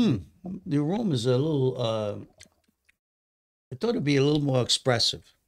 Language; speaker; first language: English; native; English